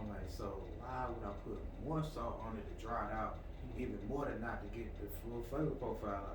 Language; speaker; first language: English; native; English